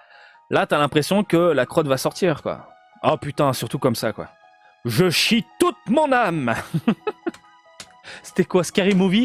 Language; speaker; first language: French; native; French